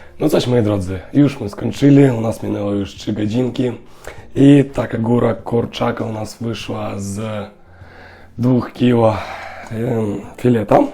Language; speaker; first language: Polish; non-native, learner; Russian